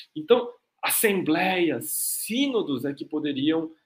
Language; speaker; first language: Portuguese; non-native, fluent; Korean